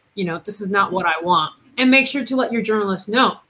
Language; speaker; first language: English; non-native, fluent; Spanish